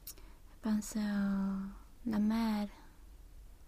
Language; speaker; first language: French; non-native, learner; Spanish